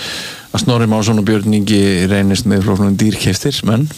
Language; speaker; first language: Icelandic; native; Icelandic